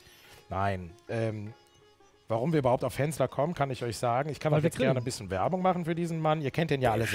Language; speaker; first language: German; native; German